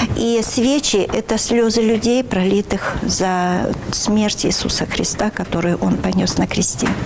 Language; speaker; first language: Russian; native; Russian